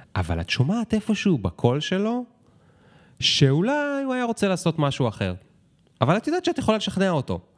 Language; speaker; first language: Hebrew; native; Hebrew